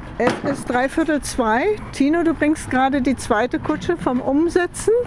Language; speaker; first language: German; native; German